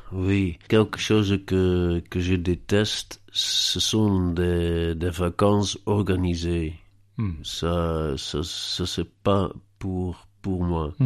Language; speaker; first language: French; non-native, fluent; Dutch